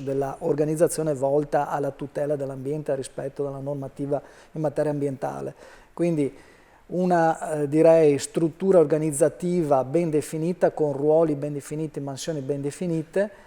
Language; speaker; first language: Italian; native; Italian